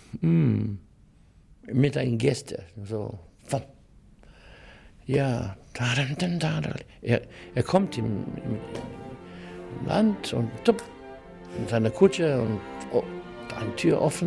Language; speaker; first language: German; non-native, learner; English